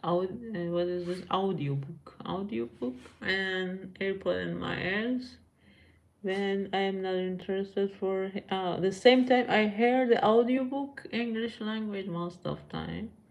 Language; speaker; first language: English; non-native, learner; Persian